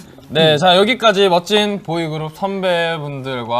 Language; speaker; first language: Korean; native; Korean